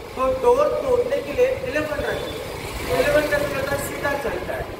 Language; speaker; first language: Hindi; non-native, local second language; Marathi